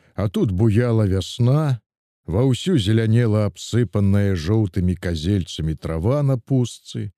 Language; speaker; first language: Belarusian; native; Belarusian